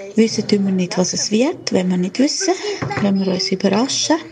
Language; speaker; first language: German; non-native, fluent; Spanish